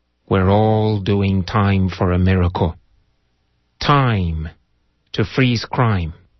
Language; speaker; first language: English; non-native, local second language; Ganda